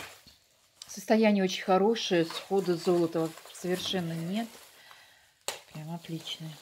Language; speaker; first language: Russian; native; Russian